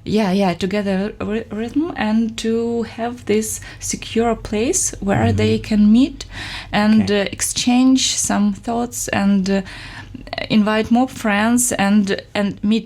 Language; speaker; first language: English; non-native, fluent; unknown